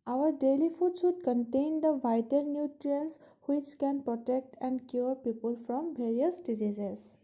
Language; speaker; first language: English; non-native, local second language; Assamese